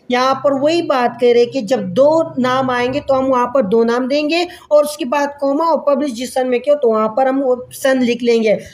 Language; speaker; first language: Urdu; native; Urdu